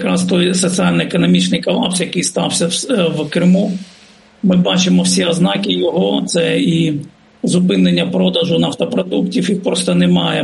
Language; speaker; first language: Ukrainian; native; Ukrainian